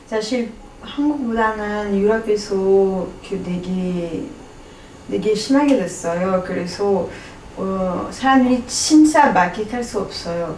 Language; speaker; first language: Korean; non-native, learner; French